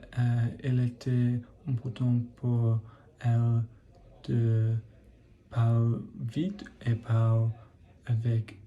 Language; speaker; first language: French; non-native, learner; English